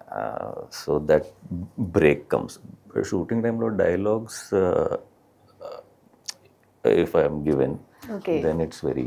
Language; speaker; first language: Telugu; non-native, learner; Malayalam